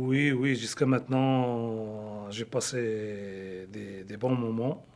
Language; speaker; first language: French; non-native, local second language; Arabic